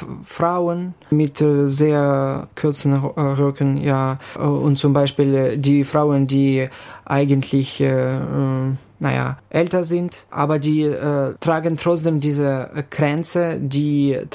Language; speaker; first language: German; non-native, fluent; Ukrainian